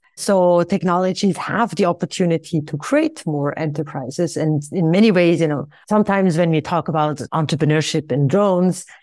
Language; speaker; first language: English; non-native, fluent; Swiss German